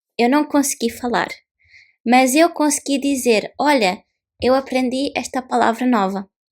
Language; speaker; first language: Portuguese; native; Portuguese